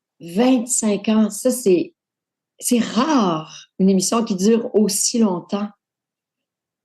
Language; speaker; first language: French; native; French